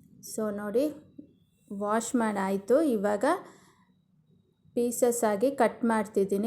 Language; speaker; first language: Kannada; native; Kannada